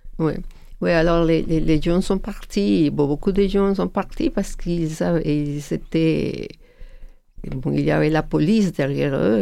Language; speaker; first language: French; non-native, learner; Spanish